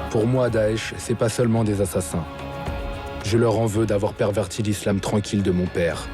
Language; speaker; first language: French; native; French